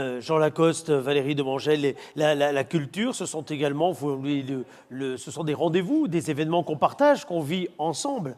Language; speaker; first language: French; native; French